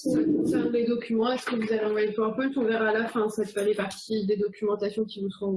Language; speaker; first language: French; native; French